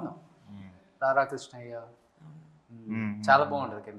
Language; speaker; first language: Telugu; native; Telugu